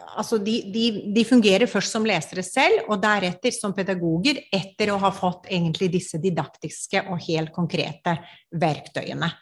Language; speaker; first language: Norwegian; non-native, fluent; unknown